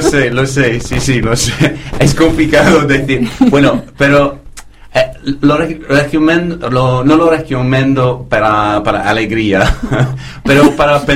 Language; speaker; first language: Spanish; non-native, fluent; English